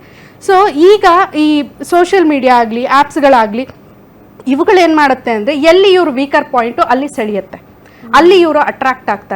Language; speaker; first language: Kannada; native; Kannada